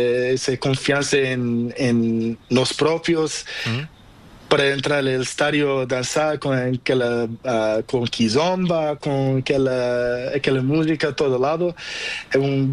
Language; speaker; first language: Spanish; non-native, learner; Portuguese